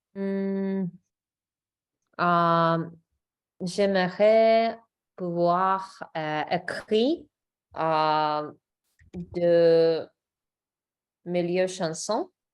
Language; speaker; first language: French; non-native, learner; English